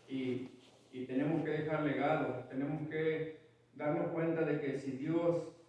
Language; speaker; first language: Spanish; native; Spanish